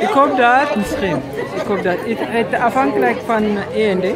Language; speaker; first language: Dutch; non-native, learner; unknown